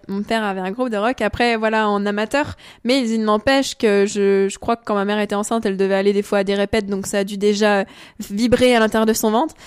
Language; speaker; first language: French; native; French